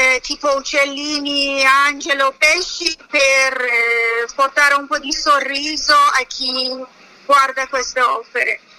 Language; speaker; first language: Italian; non-native, learner; Persian